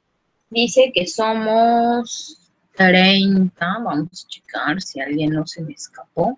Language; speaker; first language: Spanish; native; Spanish